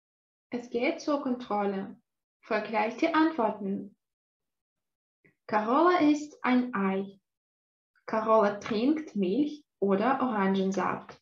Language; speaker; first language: German; non-native, fluent; Russian